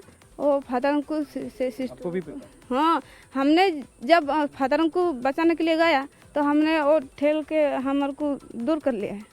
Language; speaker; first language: Hindi; non-native, local second language; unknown